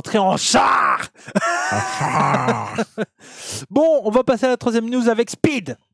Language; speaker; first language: French; native; French